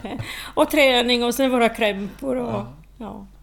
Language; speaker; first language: Swedish; non-native, fluent; Slovak